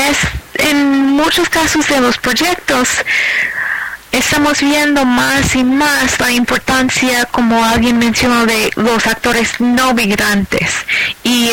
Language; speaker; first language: Spanish; non-native, fluent; English